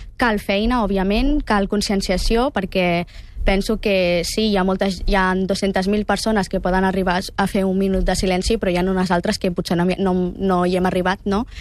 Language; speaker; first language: Catalan; early bilingual, other home language; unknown